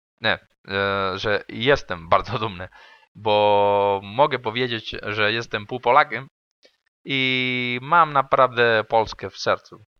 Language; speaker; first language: Polish; non-native, learner; Spanish